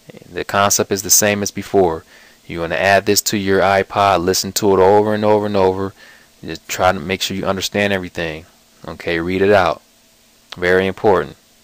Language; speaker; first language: English; native; English